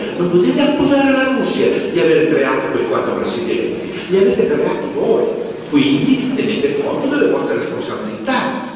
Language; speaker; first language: Italian; native; Italian